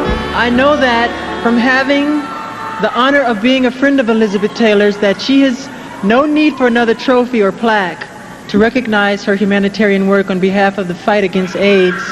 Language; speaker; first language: English; native; English